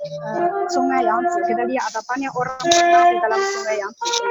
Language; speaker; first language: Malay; non-native, learner; Chinese